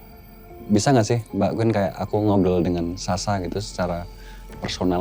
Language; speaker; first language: Indonesian; native; Indonesian